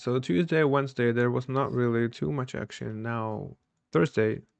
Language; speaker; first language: English; non-native, fluent; Czech